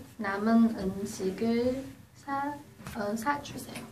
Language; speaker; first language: Korean; non-native, learner; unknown